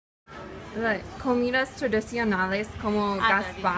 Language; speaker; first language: Spanish; non-native, learner; English